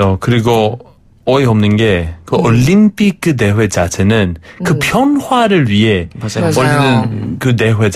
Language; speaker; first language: Korean; non-native, fluent; Greek